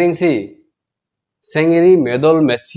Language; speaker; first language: Korean; non-native, fluent; Nepali